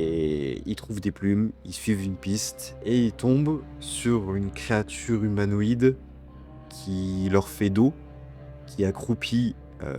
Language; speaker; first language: French; native; French